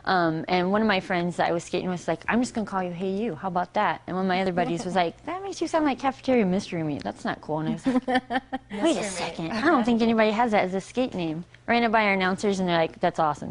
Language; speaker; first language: English; native; English